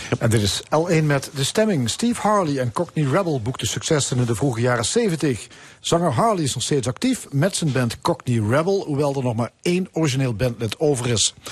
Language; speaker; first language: Dutch; native; Dutch